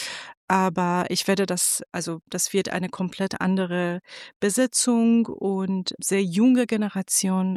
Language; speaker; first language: German; non-native, fluent; Persian